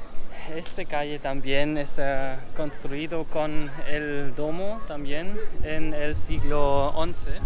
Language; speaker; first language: Spanish; non-native, learner; German